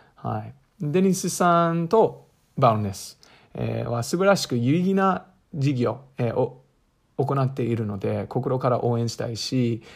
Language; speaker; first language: Japanese; non-native, fluent; English